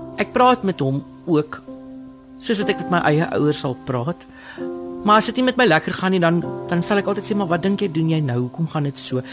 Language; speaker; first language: Afrikaans; native; Afrikaans